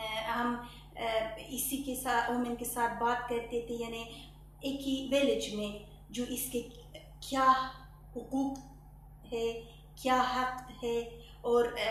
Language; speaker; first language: Hindi; non-native, fluent; Persian